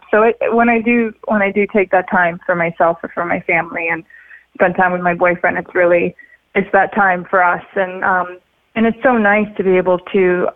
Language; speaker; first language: English; early bilingual, other home language; Russian